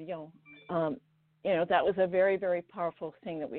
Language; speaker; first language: English; non-native, fluent; Estonian